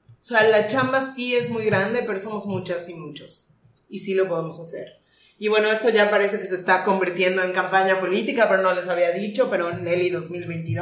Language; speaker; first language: Spanish; native; Spanish